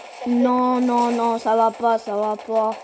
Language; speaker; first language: French; native; French